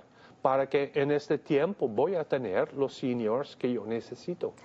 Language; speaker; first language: Spanish; non-native, fluent; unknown